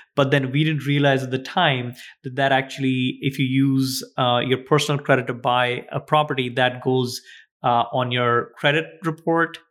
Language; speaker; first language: English; non-native, local second language; Gujarati